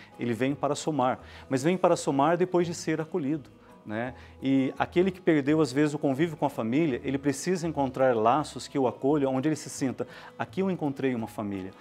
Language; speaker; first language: Portuguese; native; Portuguese